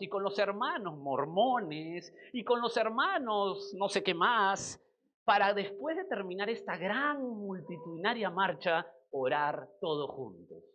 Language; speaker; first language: Spanish; native; Spanish